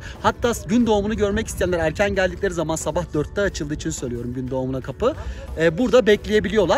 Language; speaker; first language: Turkish; native; Turkish